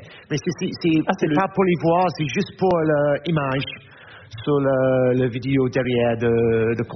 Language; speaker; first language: French; non-native, learner; English